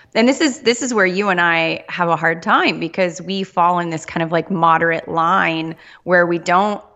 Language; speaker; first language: English; native; English